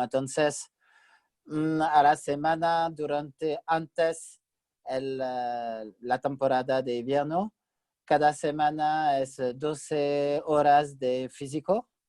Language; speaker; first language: Spanish; non-native, fluent; French